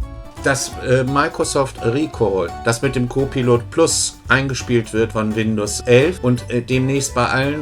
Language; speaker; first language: German; native; German